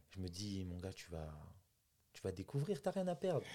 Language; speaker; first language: French; native; French